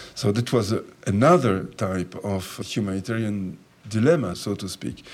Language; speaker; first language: English; non-native, fluent; French